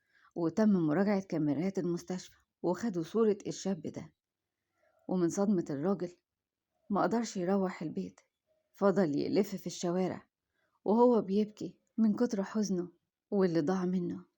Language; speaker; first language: Arabic; native; Arabic